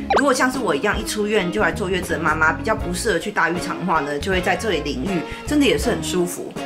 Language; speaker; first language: Chinese; native; Chinese